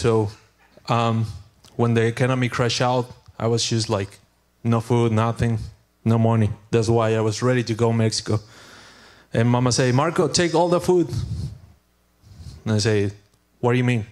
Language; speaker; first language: English; non-native, learner; Spanish